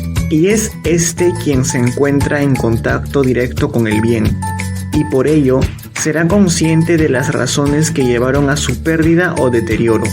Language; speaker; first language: Spanish; native; Spanish